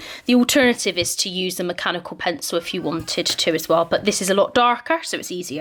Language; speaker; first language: English; native; English